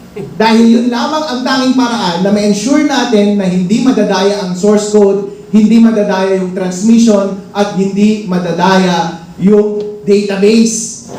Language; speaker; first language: Filipino; non-native, local second language; Iloko